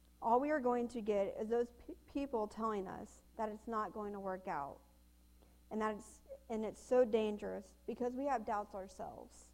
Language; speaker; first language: English; native; English